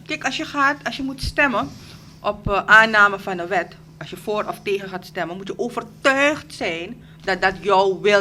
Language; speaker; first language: Dutch; native; Dutch